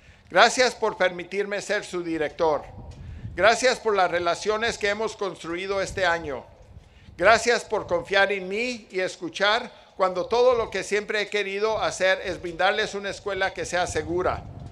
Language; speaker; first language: Spanish; native; Spanish